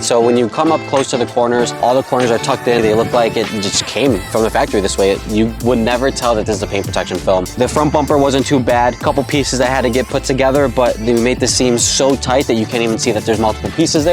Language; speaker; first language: English; native; English